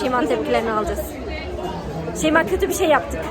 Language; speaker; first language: Turkish; native; Turkish